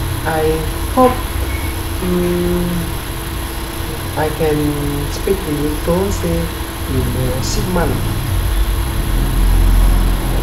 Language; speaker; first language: English; non-native, learner; Vietnamese